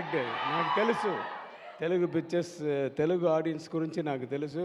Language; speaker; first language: Telugu; non-native, learner; Tamil